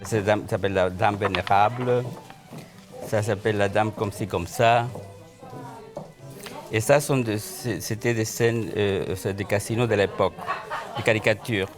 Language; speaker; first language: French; non-native, fluent; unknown